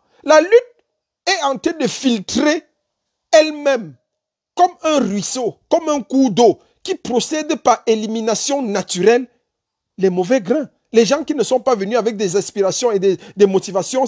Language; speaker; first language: French; native; French